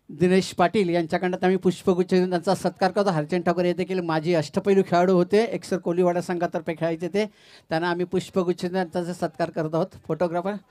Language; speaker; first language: Marathi; native; Marathi